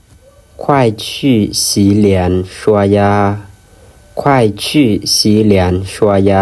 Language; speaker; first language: Chinese; non-native, fluent; Lao